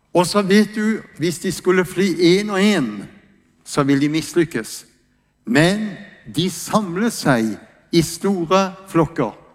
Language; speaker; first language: Norwegian; native; Norwegian